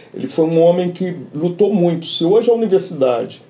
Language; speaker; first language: Portuguese; native; Portuguese